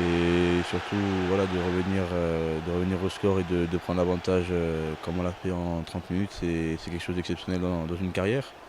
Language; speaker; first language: French; native; French